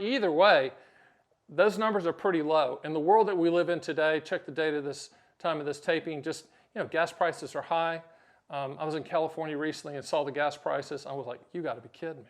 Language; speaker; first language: English; native; English